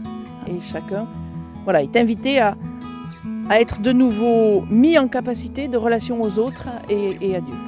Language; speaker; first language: French; native; French